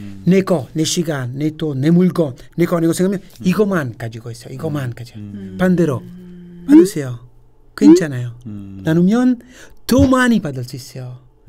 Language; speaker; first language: Korean; non-native, fluent; Italian